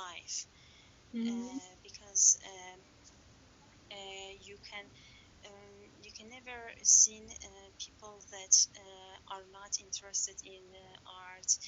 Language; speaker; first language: English; non-native, learner; Persian